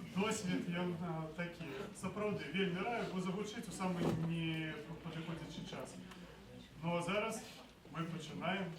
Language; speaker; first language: Belarusian; non-native, local second language; Russian